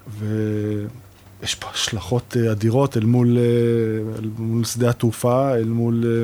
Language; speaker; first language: Hebrew; native; Hebrew